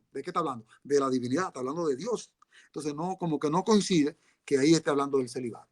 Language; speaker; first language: Spanish; native; Spanish